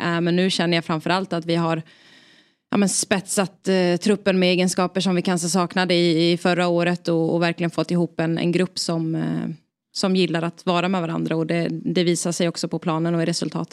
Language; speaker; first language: Swedish; native; Swedish